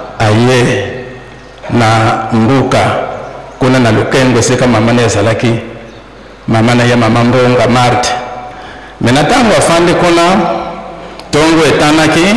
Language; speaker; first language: Lingala; non-native, local second language; Kongo